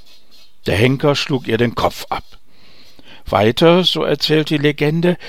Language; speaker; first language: German; native; German